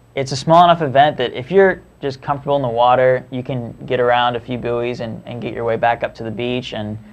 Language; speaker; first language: English; native; English